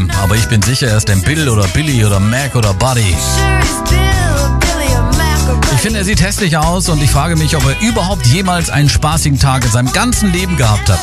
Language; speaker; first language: German; native; German